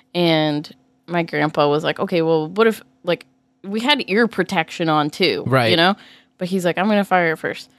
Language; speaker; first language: English; native; English